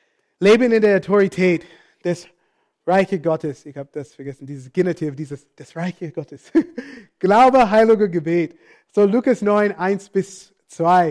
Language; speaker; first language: German; non-native, fluent; English